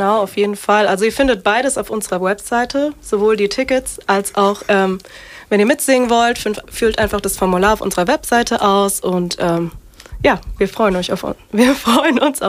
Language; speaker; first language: German; native; German